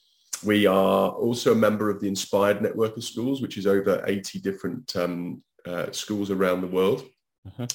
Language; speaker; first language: English; native; English